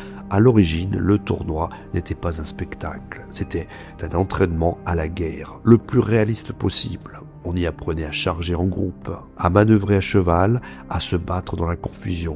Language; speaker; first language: French; native; French